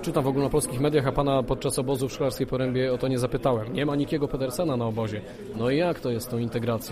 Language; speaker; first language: Polish; native; Polish